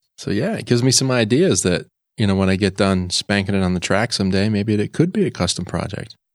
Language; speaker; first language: English; native; English